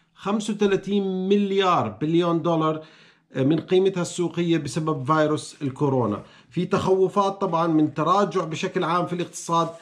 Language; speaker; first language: Arabic; native; Arabic